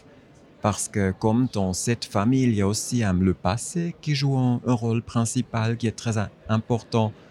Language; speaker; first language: French; non-native, fluent; German